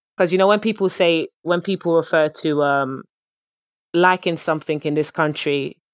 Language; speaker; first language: English; early bilingual, other home language; Dutch